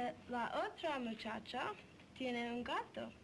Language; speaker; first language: Spanish; non-native, learner; English